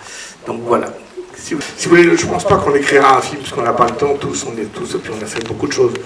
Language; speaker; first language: French; native; French